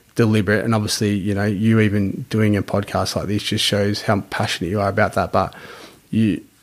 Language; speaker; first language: English; native; English